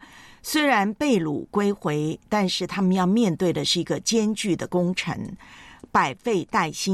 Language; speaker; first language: Chinese; native; Chinese